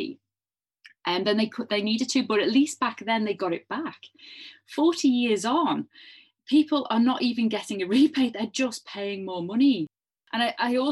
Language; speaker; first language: English; native; English